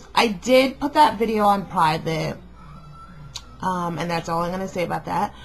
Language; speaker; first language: English; native; English